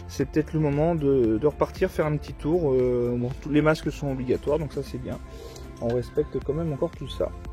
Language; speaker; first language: French; native; French